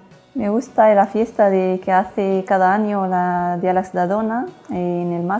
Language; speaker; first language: Spanish; non-native, learner; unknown